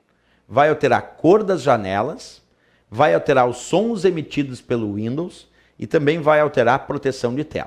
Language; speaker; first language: Portuguese; native; Portuguese